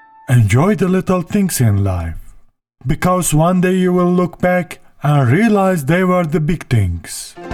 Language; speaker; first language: English; non-native, fluent; Turkish